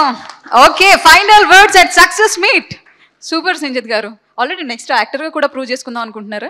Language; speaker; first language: Telugu; native; Telugu